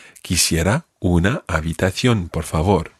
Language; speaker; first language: Spanish; non-native, fluent; English